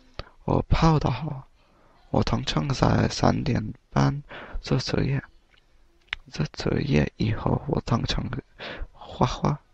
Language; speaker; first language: Chinese; non-native, learner; English